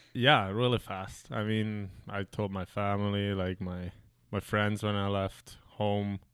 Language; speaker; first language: English; non-native, fluent; German